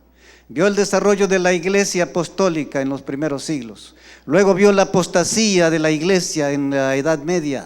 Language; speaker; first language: Spanish; native; Spanish